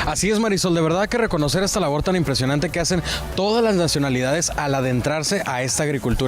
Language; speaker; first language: Spanish; native; Spanish